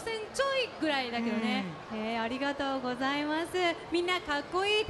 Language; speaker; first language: Japanese; native; Japanese